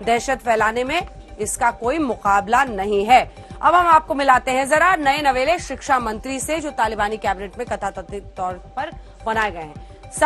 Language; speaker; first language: Hindi; native; Hindi